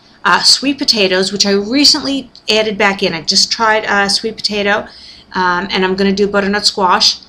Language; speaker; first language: English; native; English